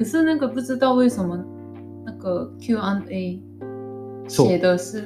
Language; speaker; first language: Chinese; non-native, learner; Japanese